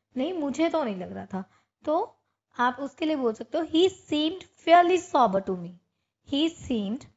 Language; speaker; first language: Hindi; non-native, local second language; Punjabi